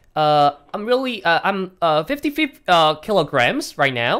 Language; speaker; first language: English; non-native, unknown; Korean